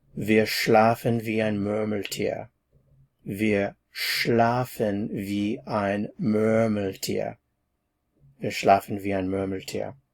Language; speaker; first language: German; non-native, fluent; English